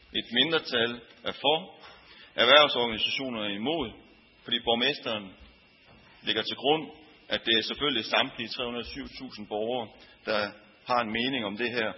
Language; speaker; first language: Danish; early bilingual, other home language; Turkish